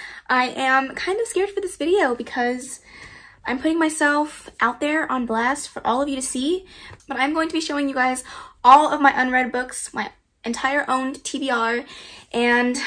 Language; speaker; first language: English; native; English